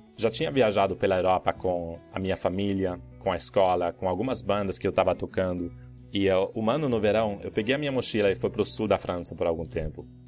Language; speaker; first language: Portuguese; non-native, fluent; German